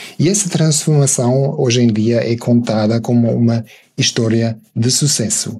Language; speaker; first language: Portuguese; non-native, fluent; German